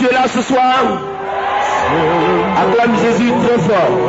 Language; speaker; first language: French; native; French